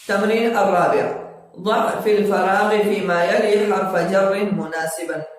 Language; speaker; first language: Arabic; non-native, fluent; Urdu